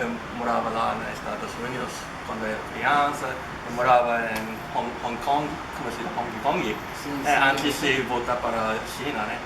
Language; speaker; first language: Portuguese; non-native, learner; Japanese